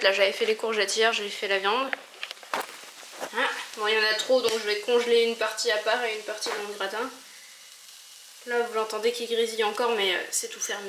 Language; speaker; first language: French; native; French